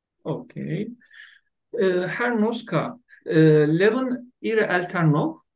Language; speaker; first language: German; non-native, learner; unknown